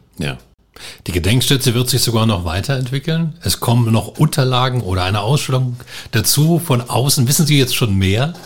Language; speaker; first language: German; native; German